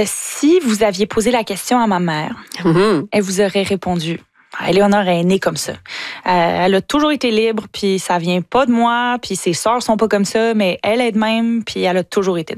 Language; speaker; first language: French; native; French